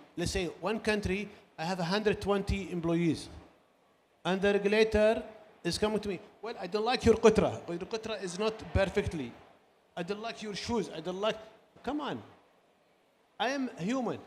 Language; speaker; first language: English; non-native, learner; Arabic